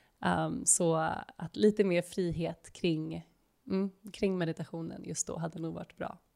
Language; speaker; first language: Swedish; native; Swedish